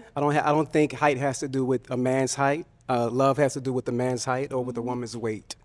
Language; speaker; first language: English; native; English